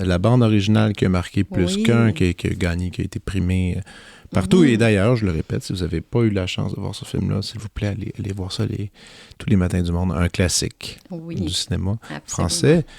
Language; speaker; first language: French; native; French